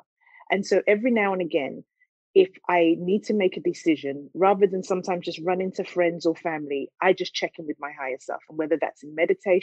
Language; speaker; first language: English; native; English